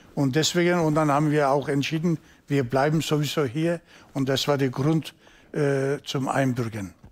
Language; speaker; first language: German; non-native, learner; Turkish